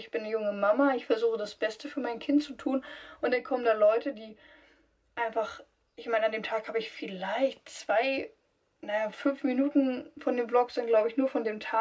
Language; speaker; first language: German; native; German